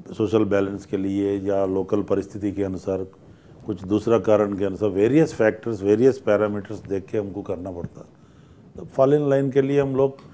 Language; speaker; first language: Hindi; non-native, local second language; Telugu